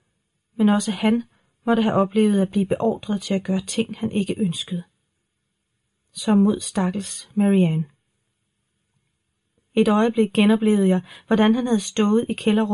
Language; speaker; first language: Danish; native; Danish